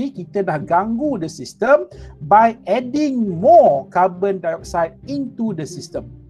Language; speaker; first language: English; non-native, local second language; Malay